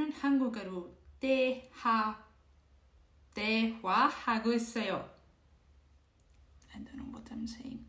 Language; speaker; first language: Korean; non-native, learner; Italian